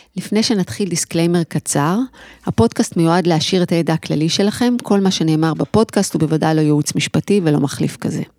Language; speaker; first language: Hebrew; native; Hebrew